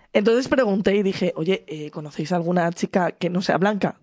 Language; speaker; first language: Spanish; native; Spanish